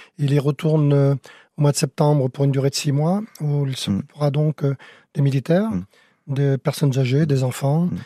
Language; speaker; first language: French; native; French